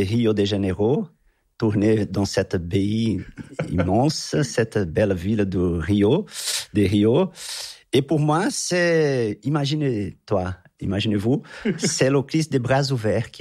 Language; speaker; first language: French; non-native, fluent; Portuguese